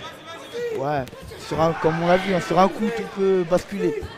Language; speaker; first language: French; native; French